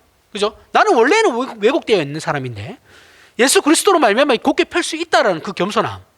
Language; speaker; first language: Korean; native; Korean